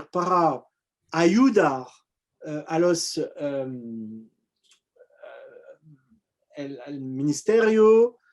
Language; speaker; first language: Spanish; non-native, fluent; French